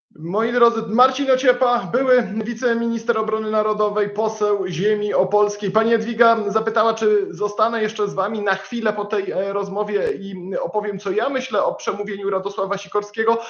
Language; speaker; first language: Polish; native; Polish